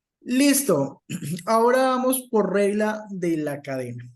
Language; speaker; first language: Spanish; native; Spanish